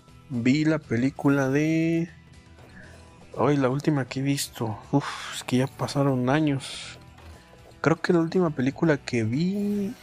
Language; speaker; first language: Spanish; native; Spanish